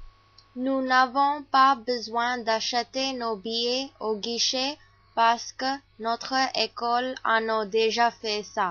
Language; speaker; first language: French; non-native, learner; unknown